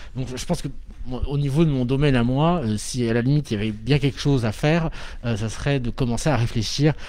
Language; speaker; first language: French; native; French